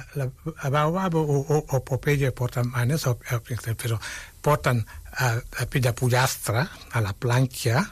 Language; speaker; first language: Catalan; non-native, fluent; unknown